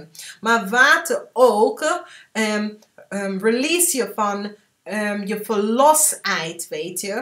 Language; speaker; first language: Dutch; early bilingual, heritage; English